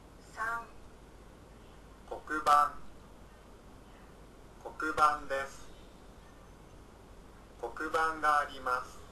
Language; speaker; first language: Japanese; non-native, learner; Indonesian